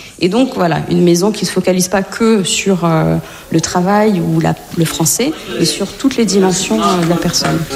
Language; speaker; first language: French; native; French